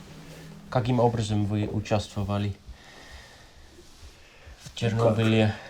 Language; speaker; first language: Russian; non-native, fluent; Dutch